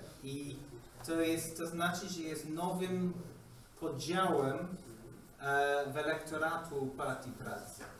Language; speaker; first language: Polish; non-native, learner; English